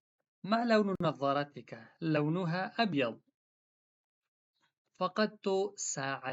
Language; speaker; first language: Arabic; non-native, fluent; Pashto